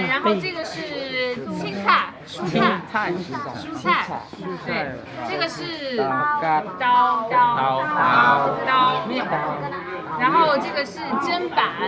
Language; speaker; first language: Chinese; non-native, fluent; Hmong